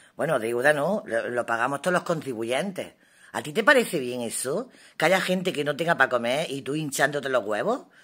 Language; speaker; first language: Spanish; native; Spanish